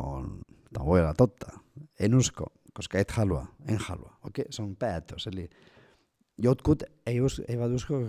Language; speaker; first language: Finnish; non-native, fluent; Spanish